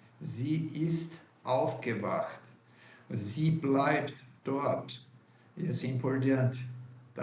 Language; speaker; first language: German; non-native, fluent; Portuguese